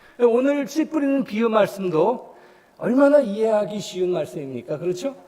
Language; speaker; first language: Korean; native; Korean